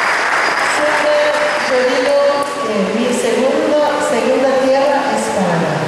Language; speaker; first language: Spanish; non-native, fluent; Japanese